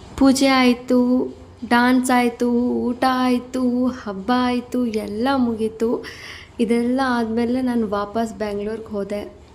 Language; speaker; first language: Kannada; non-native, local second language; Lambadi